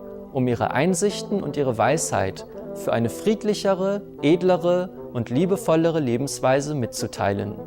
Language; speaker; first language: German; native; German